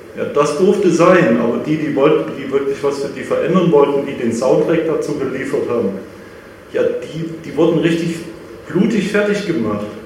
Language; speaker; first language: German; native; German